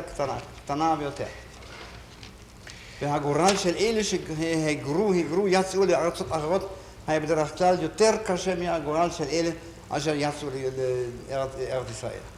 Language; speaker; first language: Hebrew; non-native, fluent; German